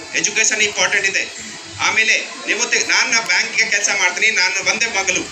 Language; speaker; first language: Kannada; non-native, learner; Hindi